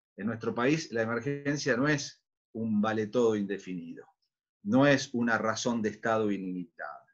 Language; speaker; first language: Spanish; native; Spanish